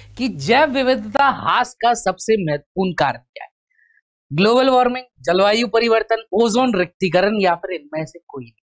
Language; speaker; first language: Hindi; native; Hindi